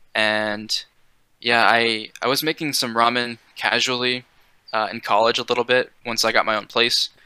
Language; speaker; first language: English; native; English